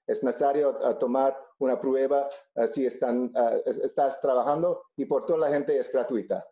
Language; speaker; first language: Spanish; non-native, local second language; English